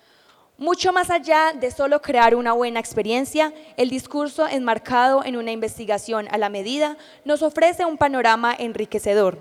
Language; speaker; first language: Spanish; native; Spanish